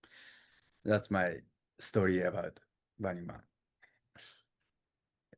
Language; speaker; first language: English; non-native, learner; Japanese